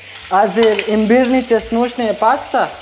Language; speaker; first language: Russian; non-native, learner; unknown